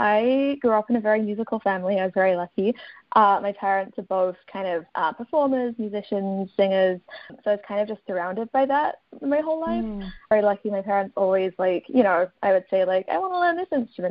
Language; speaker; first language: English; native; English